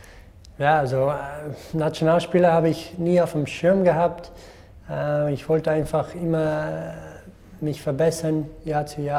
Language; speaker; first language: German; non-native, fluent; English